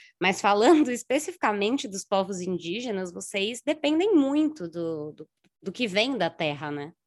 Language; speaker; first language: Portuguese; native; Portuguese